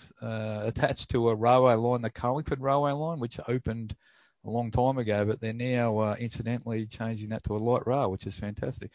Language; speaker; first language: English; native; English